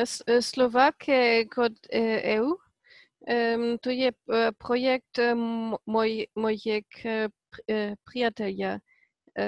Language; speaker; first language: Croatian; non-native, learner; Polish